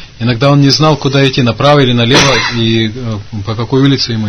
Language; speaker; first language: Russian; native; Russian